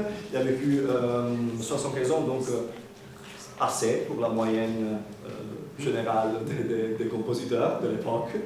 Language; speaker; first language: French; non-native, fluent; Italian